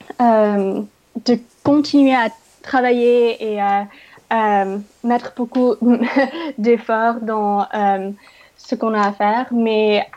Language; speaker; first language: French; non-native, learner; English